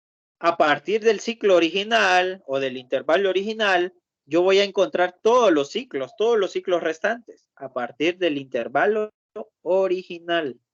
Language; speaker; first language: Spanish; native; Spanish